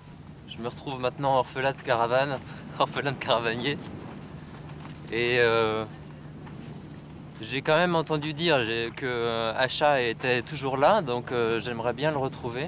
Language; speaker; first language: French; native; French